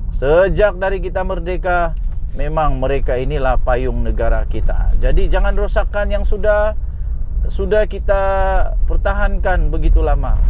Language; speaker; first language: Malay; non-native, local second language; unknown